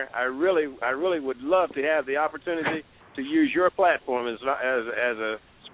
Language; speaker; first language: English; native; English